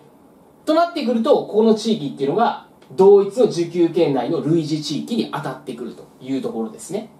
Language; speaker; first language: Japanese; native; Japanese